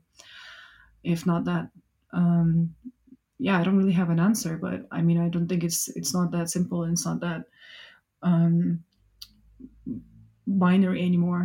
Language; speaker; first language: English; non-native, fluent; Russian